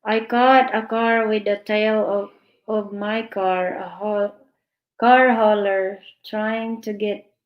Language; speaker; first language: English; non-native, local second language; Filipino